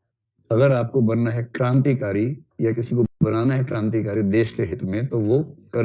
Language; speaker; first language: Hindi; native; Hindi